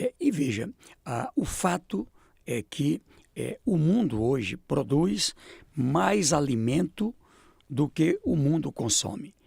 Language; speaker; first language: Portuguese; native; Portuguese